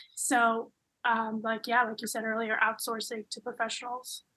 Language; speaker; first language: English; native; English